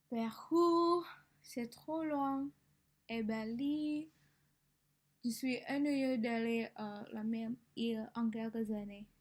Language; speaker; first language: French; non-native, learner; Indonesian